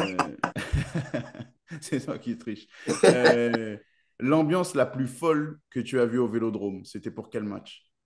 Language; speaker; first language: French; native; French